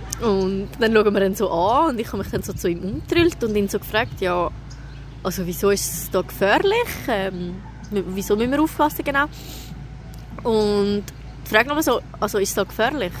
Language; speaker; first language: German; native; German